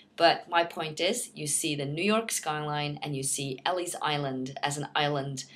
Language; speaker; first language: English; non-native, fluent; Norwegian